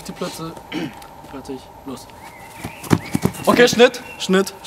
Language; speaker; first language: German; native; German